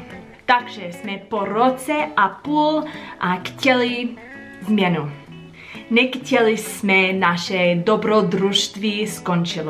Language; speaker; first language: Czech; non-native, learner; English